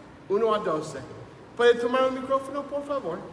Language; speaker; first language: Spanish; non-native, fluent; English